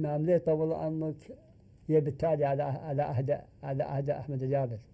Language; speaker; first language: Arabic; native; Arabic